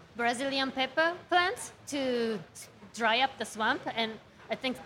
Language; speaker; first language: English; non-native, fluent; Japanese